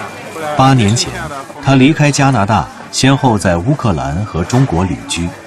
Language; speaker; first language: Chinese; native; Chinese